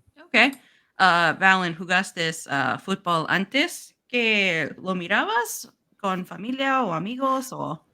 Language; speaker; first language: Spanish; non-native, learner; English